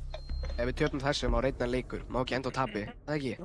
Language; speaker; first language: Icelandic; native; Icelandic